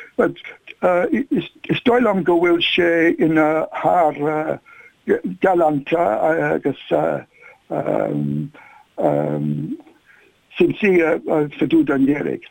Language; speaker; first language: Irish; non-native, fluent; English